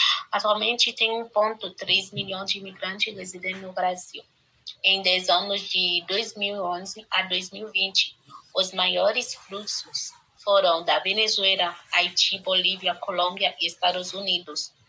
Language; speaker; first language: Portuguese; non-native, fluent; Haitian Creole